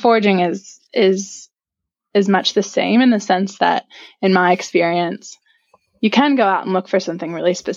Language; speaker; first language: English; native; English